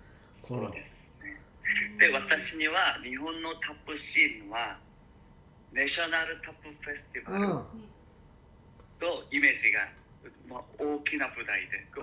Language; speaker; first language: Japanese; non-native, learner; Korean